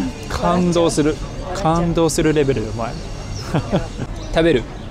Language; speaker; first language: Japanese; native; Japanese